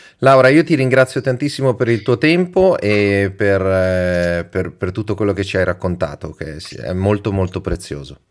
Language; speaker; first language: Italian; native; Italian